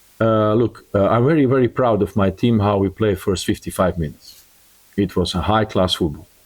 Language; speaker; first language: English; non-native, learner; Croatian